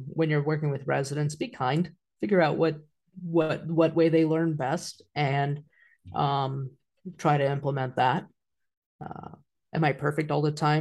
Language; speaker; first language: English; native; English